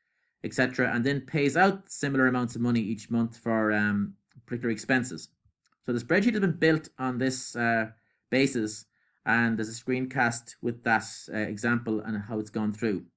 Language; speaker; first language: English; native; English